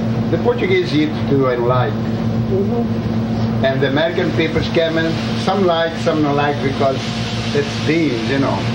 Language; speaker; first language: English; non-native, learner; Portuguese